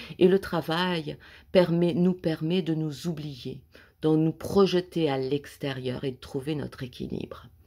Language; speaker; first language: French; native; French